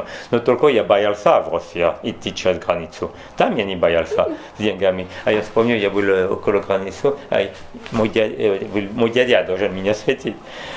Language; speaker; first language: Russian; non-native, learner; French